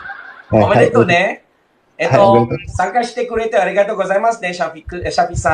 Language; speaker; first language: Japanese; non-native, fluent; Malay